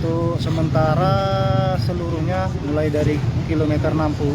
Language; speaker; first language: Indonesian; native; Indonesian